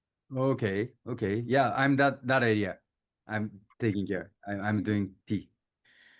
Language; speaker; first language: English; non-native, learner; Japanese